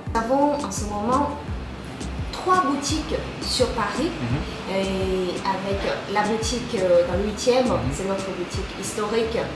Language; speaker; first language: French; non-native, fluent; Vietnamese